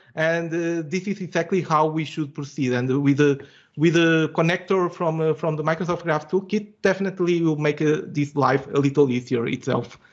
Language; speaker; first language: English; non-native, fluent; Portuguese